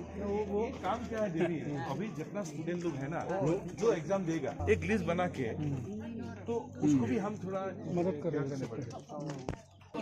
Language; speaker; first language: Hindi; non-native, local second language; Assamese